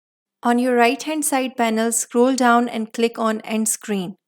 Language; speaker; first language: English; non-native, local second language; Hindi